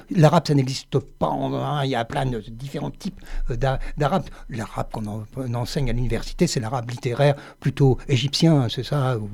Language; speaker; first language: French; native; French